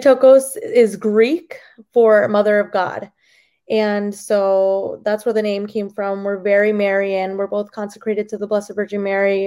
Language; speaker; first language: English; early bilingual, other home language; Spanish